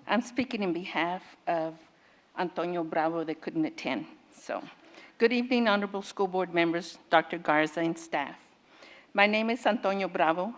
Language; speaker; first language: English; native; English